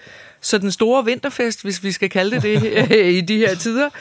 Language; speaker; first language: Danish; native; Danish